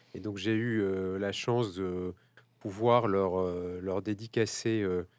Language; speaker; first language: French; native; French